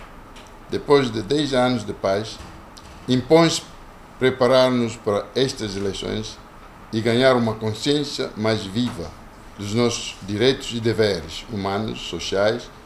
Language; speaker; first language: Portuguese; non-native, local second language; Kongo